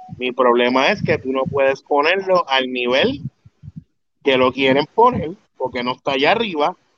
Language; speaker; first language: Spanish; early bilingual, heritage; Spanish